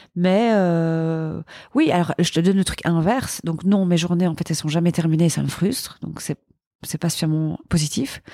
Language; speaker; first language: French; native; French